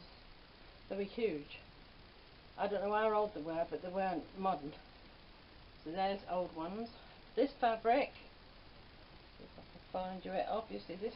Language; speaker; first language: English; native; English